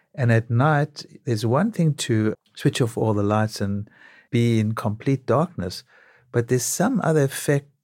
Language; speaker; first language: English; native; English